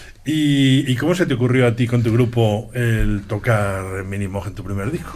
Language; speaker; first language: Spanish; native; Spanish